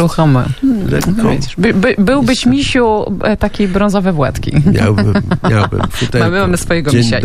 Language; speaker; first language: Polish; native; Polish